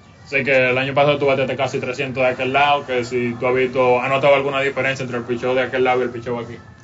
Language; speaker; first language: Spanish; native; Spanish